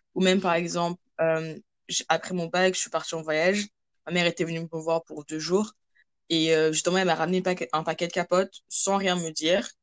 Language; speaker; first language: French; early bilingual, other home language; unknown